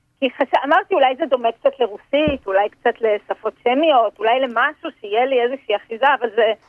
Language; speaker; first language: Hebrew; native; Hebrew